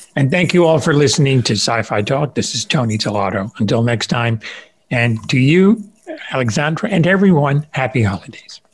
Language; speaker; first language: English; early bilingual, other home language; Spanish